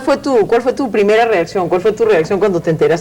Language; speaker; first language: Spanish; native; Spanish